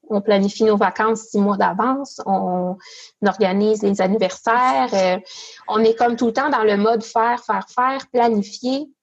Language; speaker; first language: French; native; French